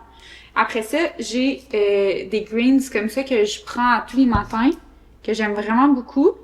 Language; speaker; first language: French; native; French